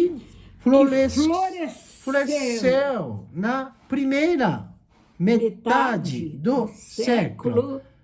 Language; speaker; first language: Portuguese; non-native, learner; Japanese